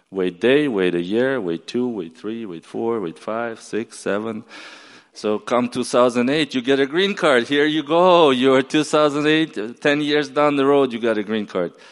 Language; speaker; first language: English; non-native, fluent; Ukrainian